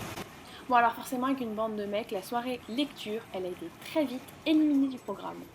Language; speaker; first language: French; native; French